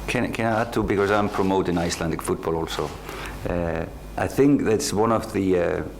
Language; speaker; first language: English; non-native, fluent; Icelandic